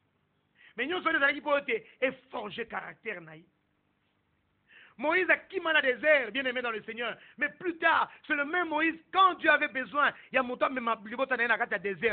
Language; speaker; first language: French; non-native, local second language; Lingala